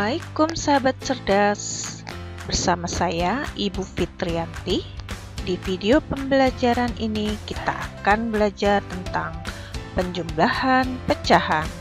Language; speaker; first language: Indonesian; native; Indonesian